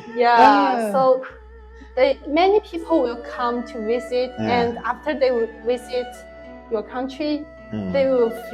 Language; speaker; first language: English; non-native, learner; Chinese